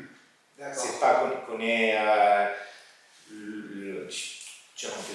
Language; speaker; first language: French; non-native, fluent; Italian